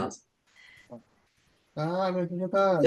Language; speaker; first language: English; non-native, local second language; Indonesian